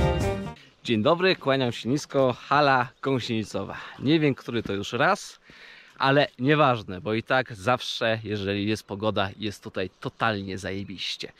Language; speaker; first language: Polish; native; Polish